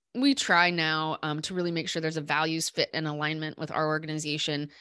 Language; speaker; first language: English; native; English